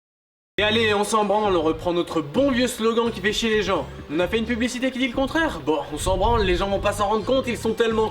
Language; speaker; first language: French; native; French